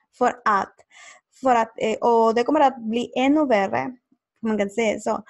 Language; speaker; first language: Swedish; non-native, learner; Spanish